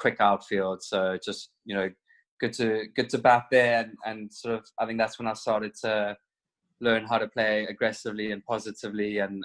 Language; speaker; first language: English; native; English